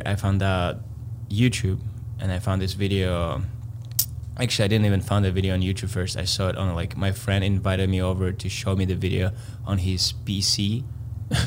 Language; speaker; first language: English; non-native, fluent; Latvian